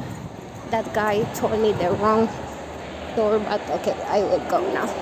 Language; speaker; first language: English; non-native, learner; Spanish